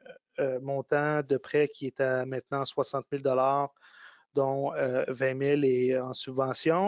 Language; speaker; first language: French; native; French